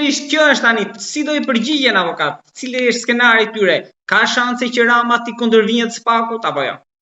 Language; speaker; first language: Albanian; native; Albanian